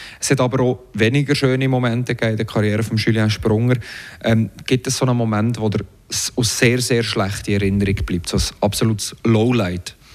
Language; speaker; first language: German; native; German